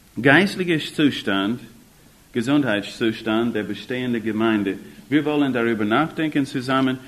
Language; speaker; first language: German; non-native, fluent; English